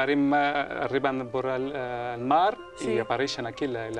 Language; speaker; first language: Catalan; non-native, local second language; Spanish